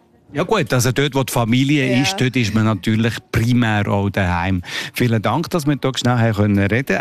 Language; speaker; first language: German; native; German